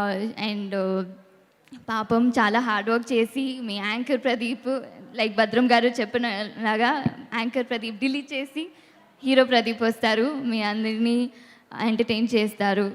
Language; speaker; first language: Telugu; non-native, learner; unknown